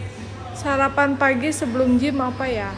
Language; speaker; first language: Indonesian; native; Indonesian